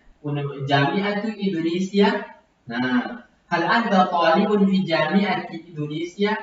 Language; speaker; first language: Arabic; non-native, fluent; Indonesian